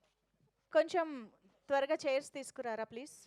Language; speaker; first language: Telugu; native; Telugu